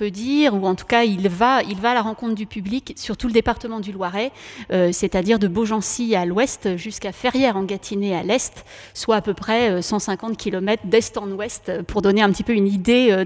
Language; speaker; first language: French; native; French